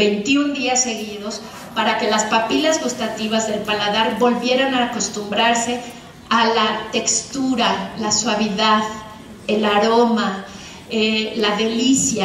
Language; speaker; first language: Spanish; native; Spanish